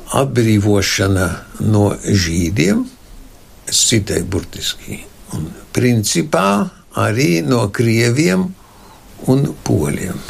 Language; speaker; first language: Latvian; non-native, local second language; German